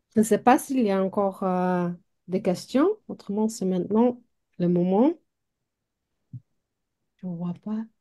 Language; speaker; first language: French; non-native, local second language; Dutch